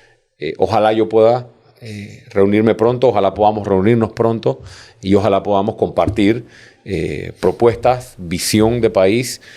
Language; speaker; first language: Spanish; native; Spanish